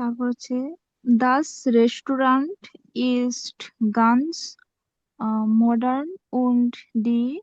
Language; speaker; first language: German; non-native, learner; Bangla